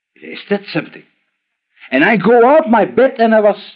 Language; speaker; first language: English; non-native, learner; Dutch